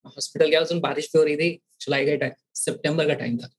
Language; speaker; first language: Hindi; native; Hindi